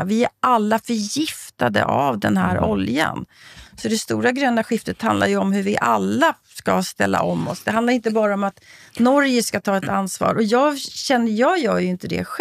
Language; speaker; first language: Swedish; native; Swedish